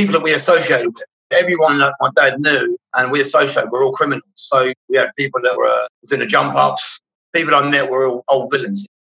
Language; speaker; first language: English; native; English